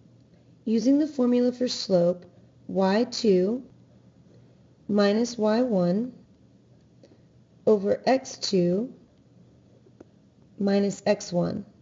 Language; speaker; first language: English; native; English